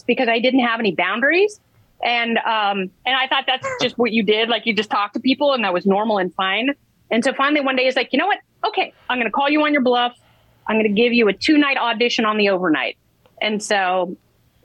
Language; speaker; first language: English; native; English